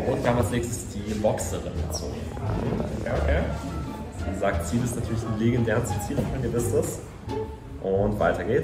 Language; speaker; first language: German; native; German